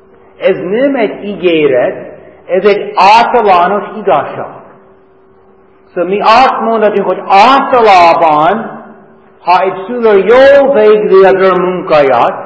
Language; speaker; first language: Hungarian; non-native, fluent; English